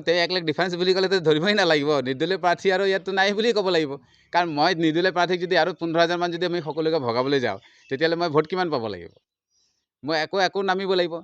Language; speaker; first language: Assamese; non-native, local second language; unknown